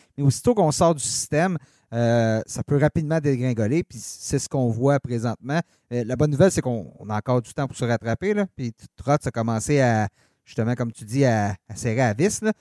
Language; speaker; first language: French; native; French